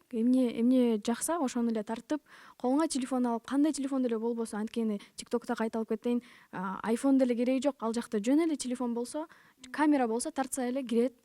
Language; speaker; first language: Kyrgyz; native; Kyrgyz